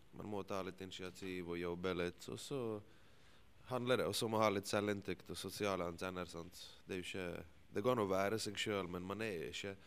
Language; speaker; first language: Norwegian; early bilingual, other home language; Bosnian